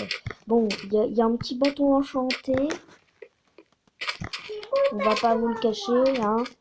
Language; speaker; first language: French; native; French